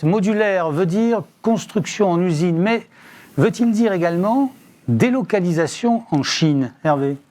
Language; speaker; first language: French; native; French